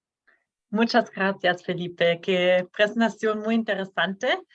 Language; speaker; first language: Spanish; non-native, fluent; Norwegian